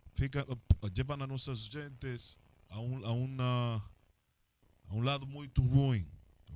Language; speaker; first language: Portuguese; non-native, learner; Spanish